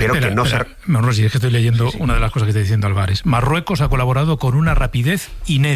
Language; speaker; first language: Spanish; native; Spanish